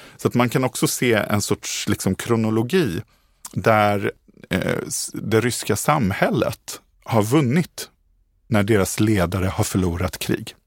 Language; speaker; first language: Swedish; native; Swedish